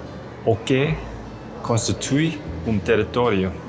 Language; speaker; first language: Portuguese; non-native, learner; Korean